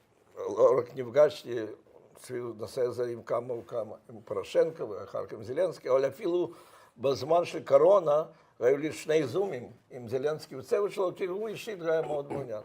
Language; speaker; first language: Hebrew; non-native, fluent; Russian